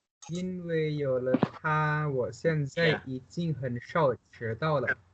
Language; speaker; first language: Chinese; non-native, learner; Indonesian